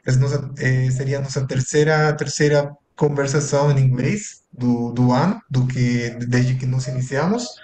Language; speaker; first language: Portuguese; non-native, fluent; Spanish